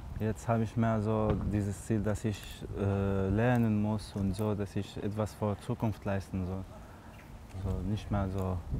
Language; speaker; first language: German; non-native, learner; Arabic